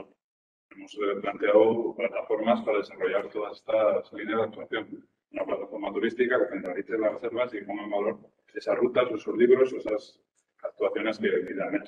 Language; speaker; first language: Spanish; native; Spanish